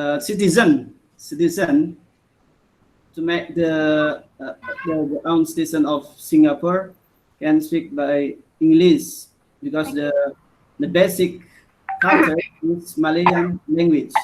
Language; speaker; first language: English; non-native, learner; Indonesian